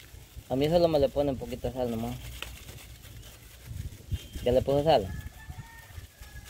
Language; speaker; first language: Spanish; native; Spanish